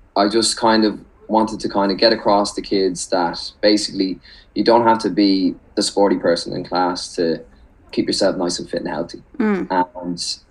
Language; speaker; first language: English; native; English